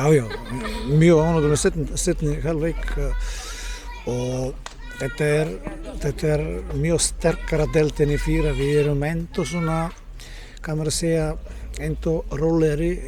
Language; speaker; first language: Icelandic; non-native, learner; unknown